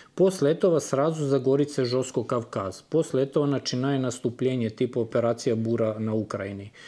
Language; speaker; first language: Russian; non-native, fluent; Serbian